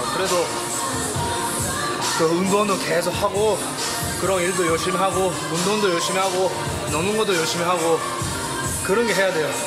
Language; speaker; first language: Korean; early bilingual, heritage; Japanese